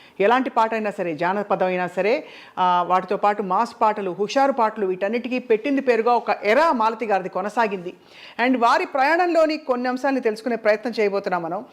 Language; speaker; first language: Telugu; native; Telugu